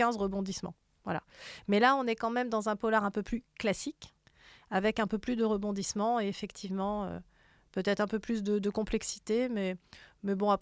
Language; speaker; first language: French; native; French